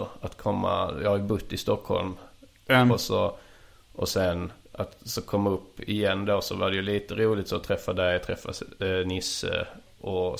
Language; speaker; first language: Swedish; native; Swedish